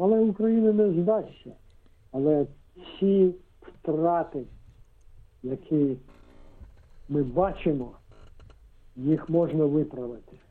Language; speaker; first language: Ukrainian; non-native, local second language; Russian